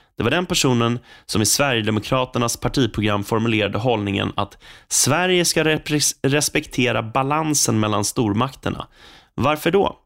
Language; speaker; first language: Swedish; native; Swedish